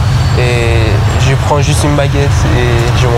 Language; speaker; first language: French; non-native, learner; Persian